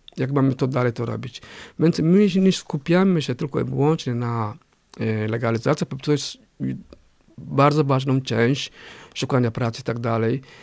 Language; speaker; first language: Polish; non-native, fluent; Somali